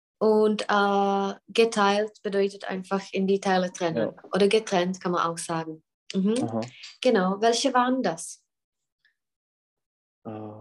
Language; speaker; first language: German; non-native, fluent; Czech